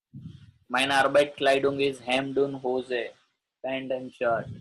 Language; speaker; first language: German; non-native, learner; Gujarati